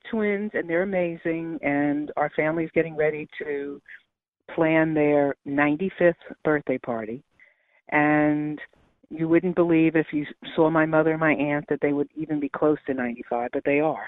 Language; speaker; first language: English; native; English